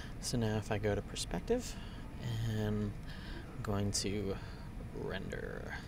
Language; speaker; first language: English; native; English